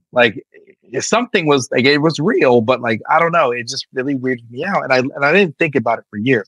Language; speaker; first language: English; native; English